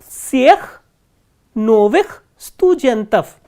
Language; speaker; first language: Russian; non-native, fluent; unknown